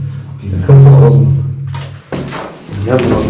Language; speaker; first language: German; native; German